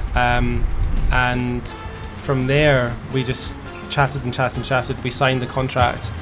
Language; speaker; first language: English; native; English